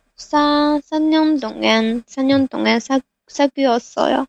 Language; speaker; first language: Korean; non-native, learner; Chinese